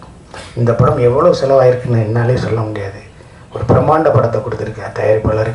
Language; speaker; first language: Tamil; native; Tamil